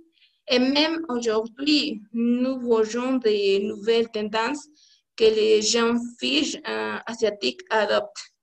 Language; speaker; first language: French; non-native, learner; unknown